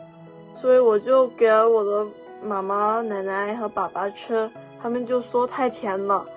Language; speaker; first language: Chinese; early bilingual, heritage; Chinese